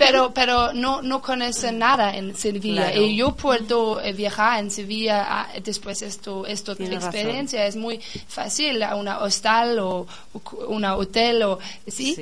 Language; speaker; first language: Spanish; non-native, learner; Danish